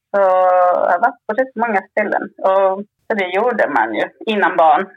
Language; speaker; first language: Swedish; early bilingual, other home language; Spanish